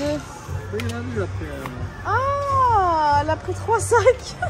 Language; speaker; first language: French; native; French